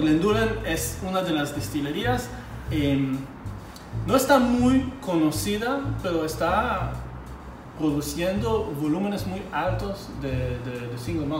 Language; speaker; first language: Spanish; non-native, fluent; Hebrew